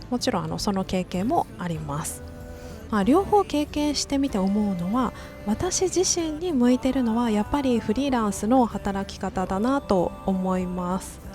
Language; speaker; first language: Japanese; native; Japanese